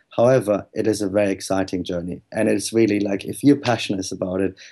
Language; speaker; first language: English; non-native, fluent; German